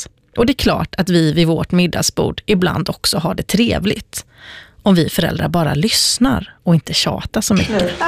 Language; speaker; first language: Swedish; native; Swedish